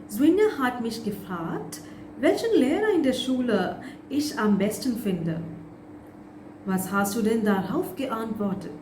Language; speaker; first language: German; non-native, fluent; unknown